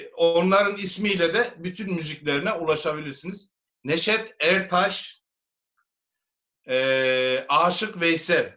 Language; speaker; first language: Turkish; native; Turkish